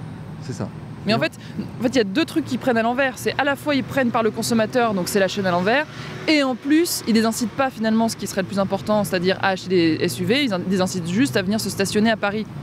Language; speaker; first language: French; native; French